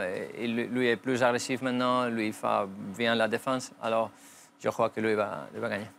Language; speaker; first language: French; non-native, fluent; Spanish